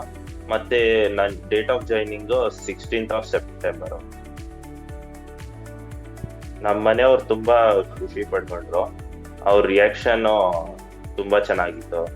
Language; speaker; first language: Kannada; non-native, local second language; Urdu